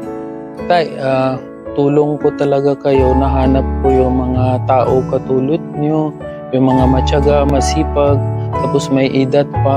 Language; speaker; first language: Filipino; non-native, learner; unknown